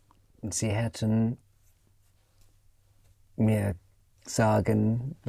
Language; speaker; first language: German; non-native, learner; English